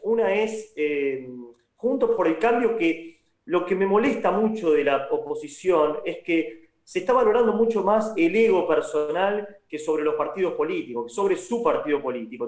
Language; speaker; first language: Spanish; native; Spanish